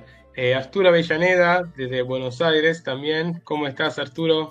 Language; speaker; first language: Spanish; native; Spanish